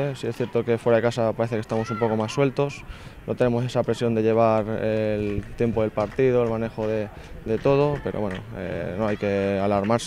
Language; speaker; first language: Spanish; native; Spanish